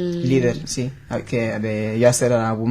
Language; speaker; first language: Spanish; non-native, learner; Hebrew